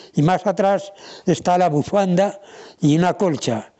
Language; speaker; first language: Spanish; non-native, local second language; Galician